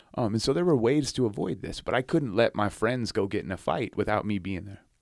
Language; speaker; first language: English; native; English